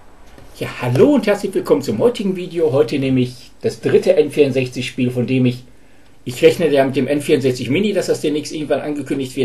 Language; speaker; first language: German; native; German